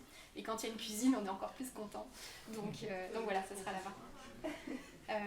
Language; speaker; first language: French; native; French